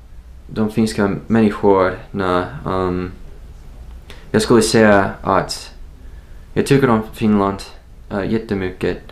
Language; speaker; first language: Swedish; non-native, learner; English